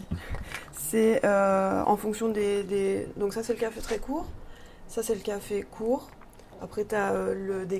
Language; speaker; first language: French; native; French